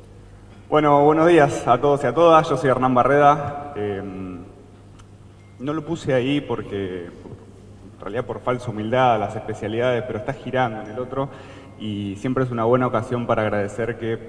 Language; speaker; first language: Spanish; native; Spanish